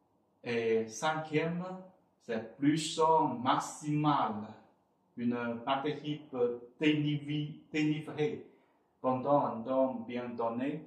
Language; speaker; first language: French; non-native, fluent; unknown